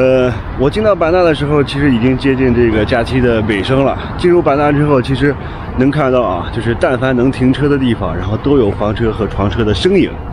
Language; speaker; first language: Chinese; native; Chinese